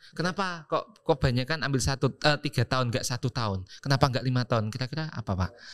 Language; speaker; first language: Indonesian; native; Indonesian